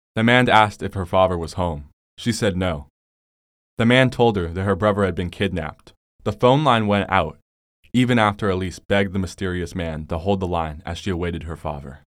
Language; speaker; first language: English; native; English